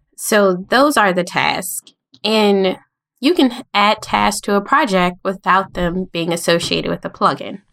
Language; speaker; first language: English; native; English